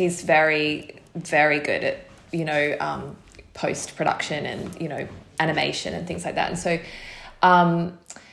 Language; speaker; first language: English; native; English